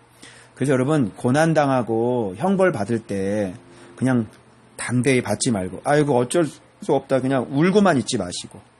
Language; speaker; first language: Korean; native; Korean